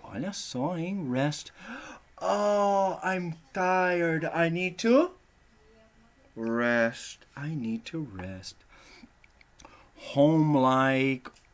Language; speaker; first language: English; non-native, fluent; Portuguese